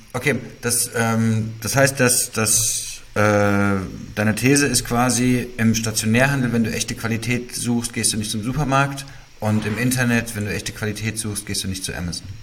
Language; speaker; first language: German; native; German